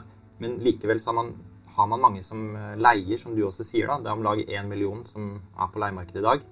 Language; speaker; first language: Norwegian; native; Norwegian